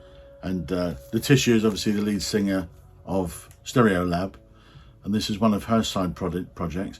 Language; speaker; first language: English; native; English